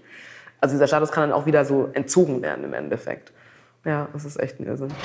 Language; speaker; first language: German; native; German